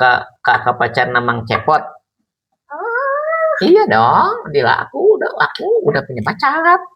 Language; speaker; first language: Indonesian; non-native, local second language; Sundanese